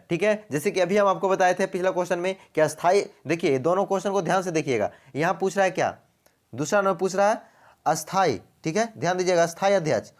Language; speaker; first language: Hindi; native; Hindi